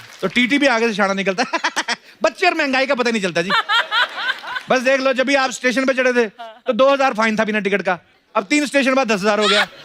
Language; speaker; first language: Hindi; non-native, local second language; Punjabi